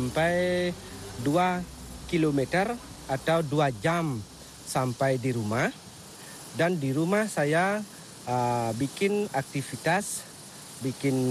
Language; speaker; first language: Indonesian; non-native, local second language; Balinese